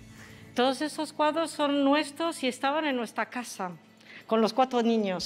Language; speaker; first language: Spanish; non-native, fluent; French